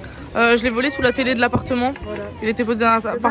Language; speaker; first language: French; native; French